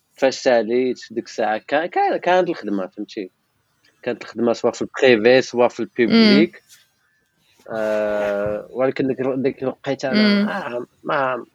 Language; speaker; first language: Arabic; non-native, local second language; Tachelhit